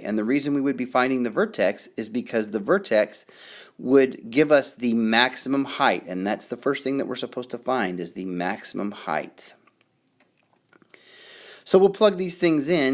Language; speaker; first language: English; native; English